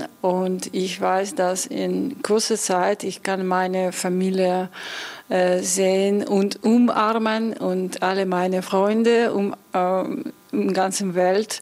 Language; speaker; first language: German; non-native, learner; Belarusian